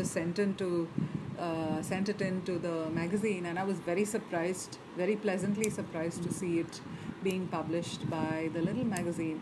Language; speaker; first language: English; non-native, local second language; Malayalam